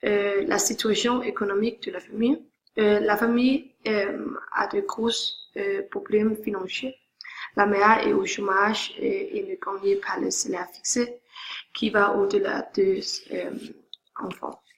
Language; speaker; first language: French; non-native, learner; Swedish